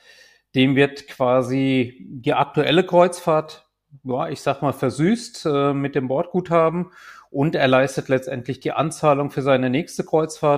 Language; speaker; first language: German; native; German